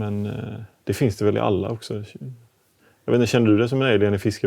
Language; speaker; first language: Swedish; native; Swedish